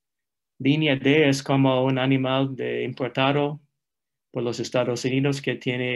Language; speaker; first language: Spanish; non-native, fluent; English